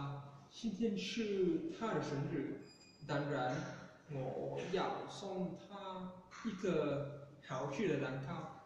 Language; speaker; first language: Chinese; non-native, learner; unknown